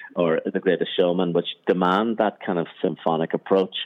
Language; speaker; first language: English; native; English